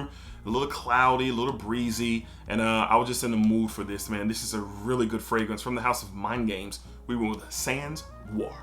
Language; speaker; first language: English; native; English